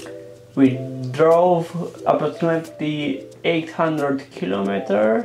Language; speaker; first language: English; non-native, learner; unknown